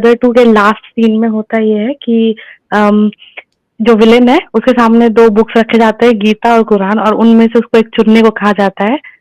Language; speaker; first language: Hindi; native; Hindi